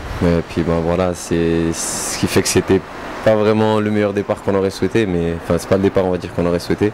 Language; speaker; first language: French; native; French